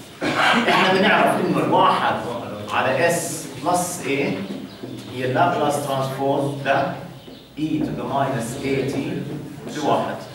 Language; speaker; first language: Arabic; native; Arabic